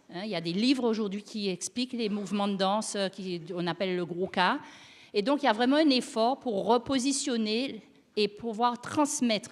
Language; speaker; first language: French; native; French